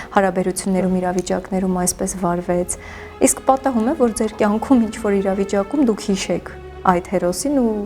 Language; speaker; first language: Armenian; native; Armenian